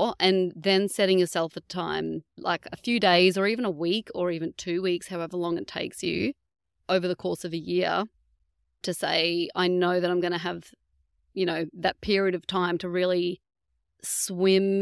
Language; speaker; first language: English; native; English